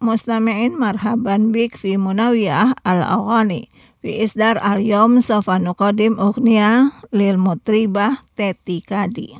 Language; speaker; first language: Arabic; non-native, learner; Indonesian